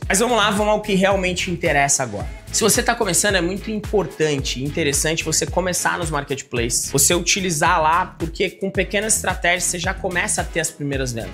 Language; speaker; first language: Portuguese; native; Portuguese